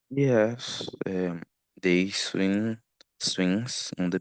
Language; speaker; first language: English; non-native, learner; Portuguese